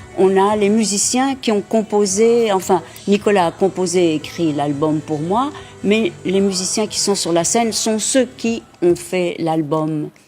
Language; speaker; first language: French; early bilingual, heritage; French